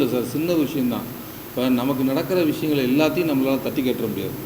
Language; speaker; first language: Tamil; native; Tamil